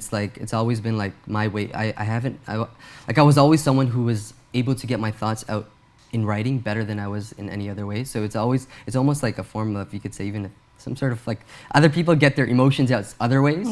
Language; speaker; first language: English; early bilingual, other home language; Urdu